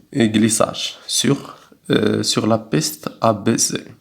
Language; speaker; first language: French; non-native, local second language; Arabic